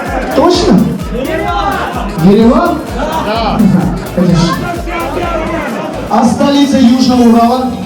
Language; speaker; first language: Russian; non-native, local second language; Armenian